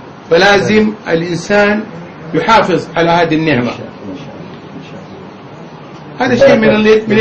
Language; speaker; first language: Arabic; native; Arabic